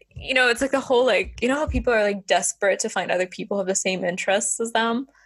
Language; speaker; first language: English; non-native, fluent; Estonian